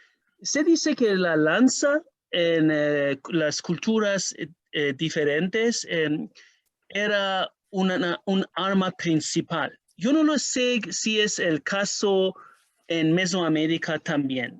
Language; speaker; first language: Spanish; non-native, learner; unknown